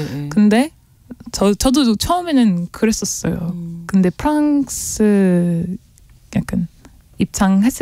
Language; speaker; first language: Korean; non-native, learner; French